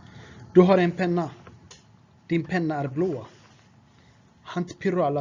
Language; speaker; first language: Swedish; non-native, fluent; Tigrinya